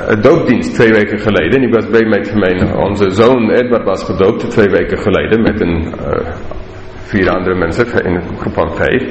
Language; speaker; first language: Dutch; non-native, learner; English